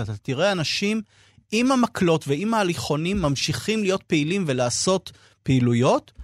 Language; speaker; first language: Hebrew; native; Hebrew